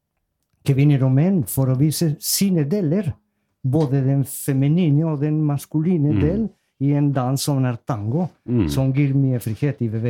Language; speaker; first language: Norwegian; non-native, learner; Spanish